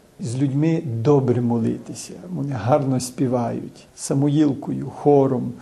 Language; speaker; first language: Ukrainian; early bilingual, heritage; Ukrainian